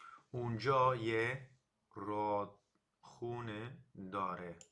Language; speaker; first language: Persian; non-native, learner; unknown